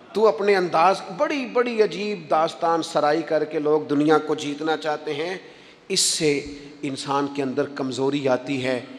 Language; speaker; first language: Urdu; non-native, local second language; Punjabi